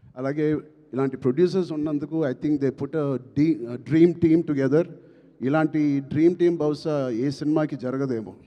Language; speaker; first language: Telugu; native; Telugu